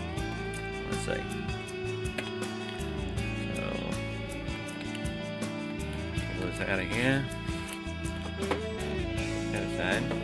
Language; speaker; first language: English; native; English